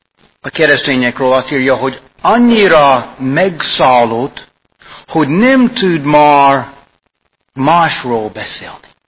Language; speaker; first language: Hungarian; non-native, fluent; English